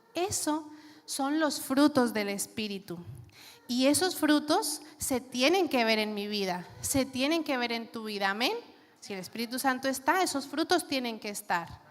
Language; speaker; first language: Spanish; native; Spanish